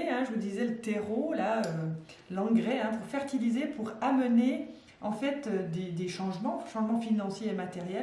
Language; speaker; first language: French; native; French